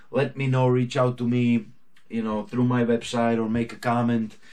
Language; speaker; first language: English; non-native, fluent; Czech